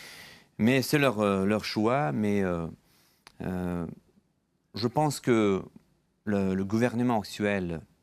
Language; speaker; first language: French; non-native, fluent; Georgian